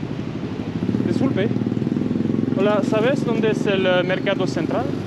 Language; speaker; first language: Spanish; non-native, learner; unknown